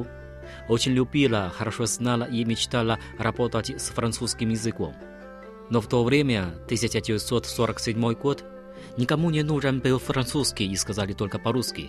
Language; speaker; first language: Russian; non-native, fluent; Chinese